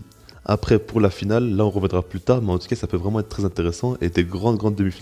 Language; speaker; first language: French; native; French